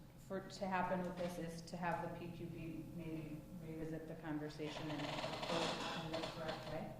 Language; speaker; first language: English; native; English